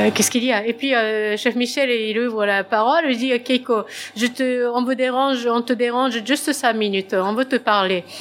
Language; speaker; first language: French; non-native, fluent; Japanese